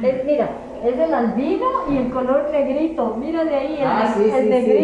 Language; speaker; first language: Spanish; native; Spanish